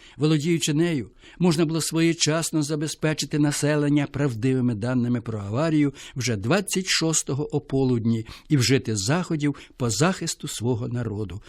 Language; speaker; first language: Ukrainian; native; Ukrainian